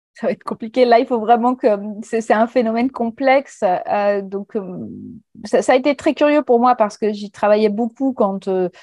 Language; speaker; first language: French; native; French